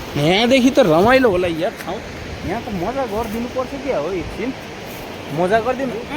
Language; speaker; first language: Nepali; non-native, local second language; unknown